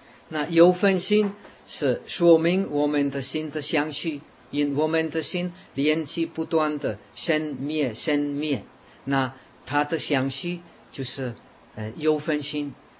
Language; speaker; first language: Chinese; non-native, fluent; Czech